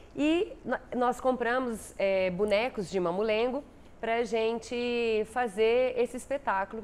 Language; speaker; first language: Portuguese; native; Portuguese